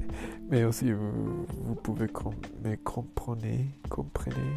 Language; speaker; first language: French; non-native, learner; Spanish